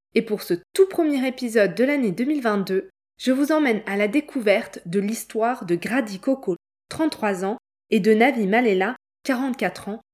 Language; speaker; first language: French; native; French